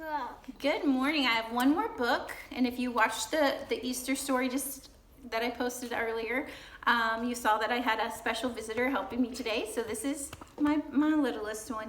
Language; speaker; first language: English; native; English